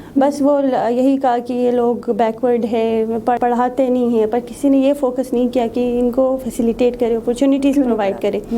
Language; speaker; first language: Urdu; non-native, local second language; Shina